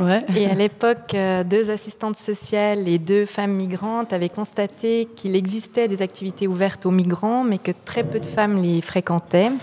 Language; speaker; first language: French; native; French